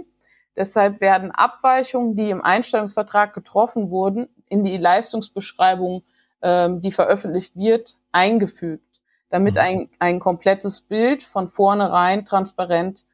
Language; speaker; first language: German; native; German